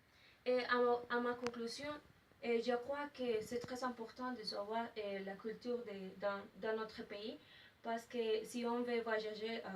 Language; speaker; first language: French; non-native, learner; Spanish